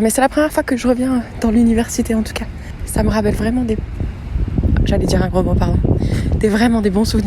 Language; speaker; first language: French; native; French